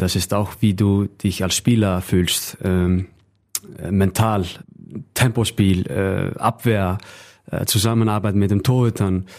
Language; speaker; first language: German; non-native, fluent; Icelandic